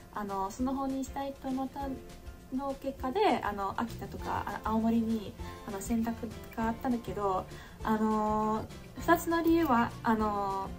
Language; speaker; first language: Japanese; non-native, fluent; English